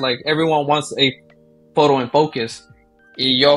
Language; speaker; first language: English; early bilingual, other home language; Spanish